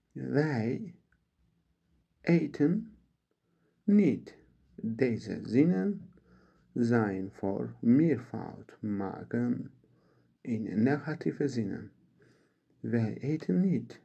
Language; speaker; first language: Dutch; non-native, learner; Turkish